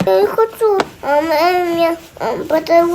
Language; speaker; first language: Russian; non-native, local second language; Kazakh